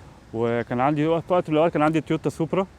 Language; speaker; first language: Arabic; native; Arabic